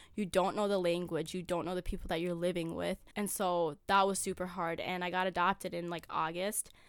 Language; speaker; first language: English; early bilingual, other home language; Amharic